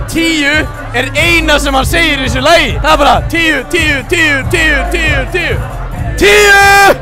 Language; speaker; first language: Icelandic; native; Icelandic